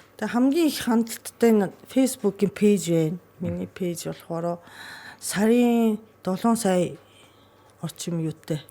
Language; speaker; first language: Mongolian; non-native, fluent; Japanese